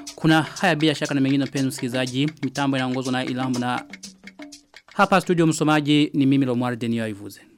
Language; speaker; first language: Swahili; non-native, local second language; Rundi